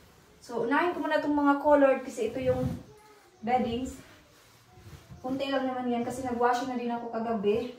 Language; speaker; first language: Filipino; native; Filipino